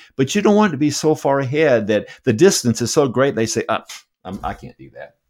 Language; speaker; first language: English; native; English